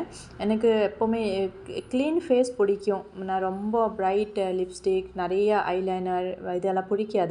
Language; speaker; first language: Tamil; non-native, fluent; Assamese